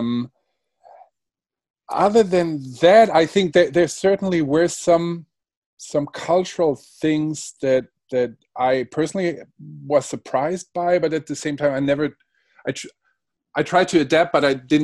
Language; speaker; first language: English; non-native, fluent; Spanish